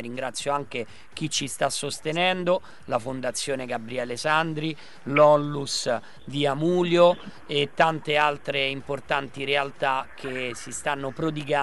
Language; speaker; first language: Italian; native; Italian